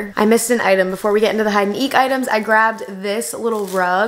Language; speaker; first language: English; native; English